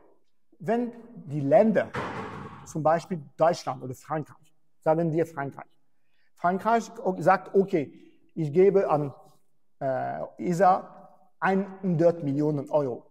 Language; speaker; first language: German; non-native, fluent; French